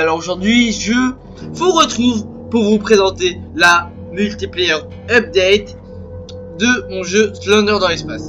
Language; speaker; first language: French; native; French